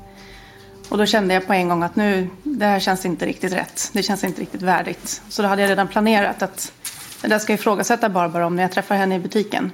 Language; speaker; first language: Swedish; native; Swedish